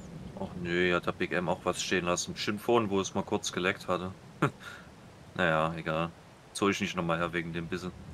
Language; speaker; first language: German; native; German